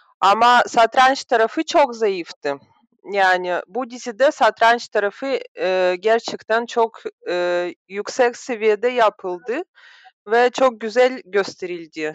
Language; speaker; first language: Turkish; non-native, fluent; Russian